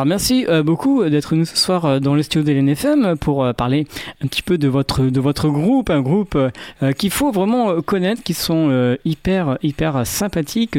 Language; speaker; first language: French; native; French